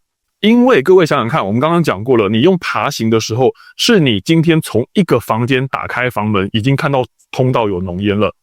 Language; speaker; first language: Chinese; native; Chinese